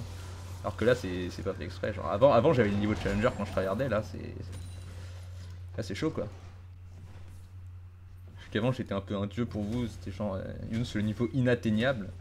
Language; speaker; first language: French; native; French